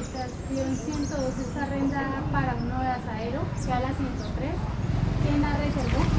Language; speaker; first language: Spanish; native; Spanish